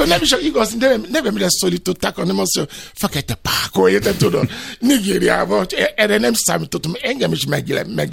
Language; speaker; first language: Hungarian; non-native, fluent; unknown